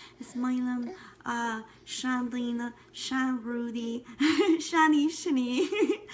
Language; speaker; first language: Irish; non-native, learner; English